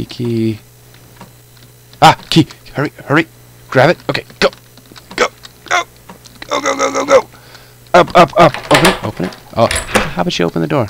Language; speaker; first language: English; native; English